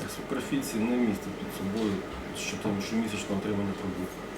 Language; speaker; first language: Ukrainian; native; Ukrainian